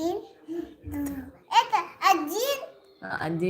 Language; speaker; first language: Russian; non-native, local second language; Tajik